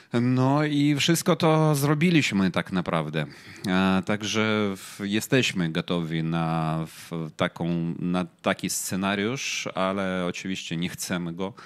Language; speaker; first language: Polish; non-native, fluent; Ukrainian